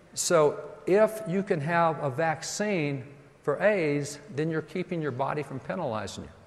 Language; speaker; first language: English; native; English